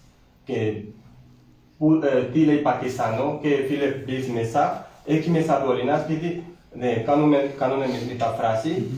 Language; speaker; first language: Greek; non-native, learner; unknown